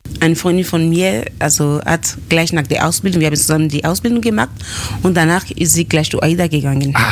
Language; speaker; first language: German; non-native, fluent; French